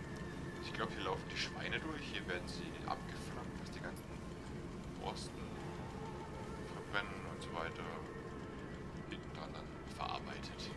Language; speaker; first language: German; native; German